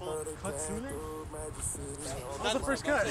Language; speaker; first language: English; native; English